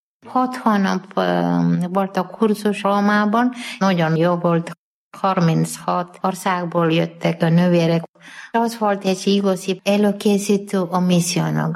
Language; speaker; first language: Hungarian; non-native, learner; Malayalam